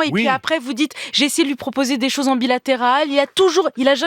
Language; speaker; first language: French; native; French